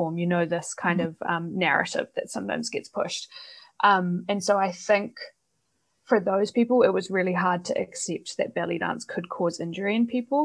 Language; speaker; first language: English; native; English